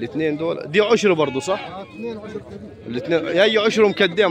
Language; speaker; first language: Arabic; native; Arabic